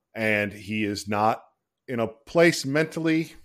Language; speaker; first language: English; native; English